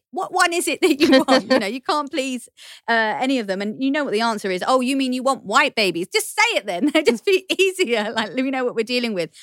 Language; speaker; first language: English; native; English